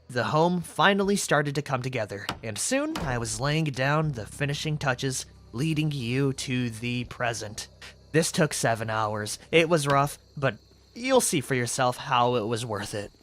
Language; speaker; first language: English; native; English